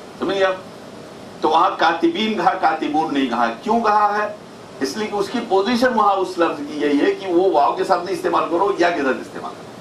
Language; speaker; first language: Urdu; native; Urdu